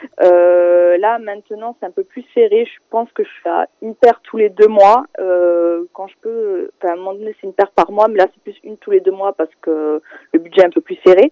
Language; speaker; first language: French; native; French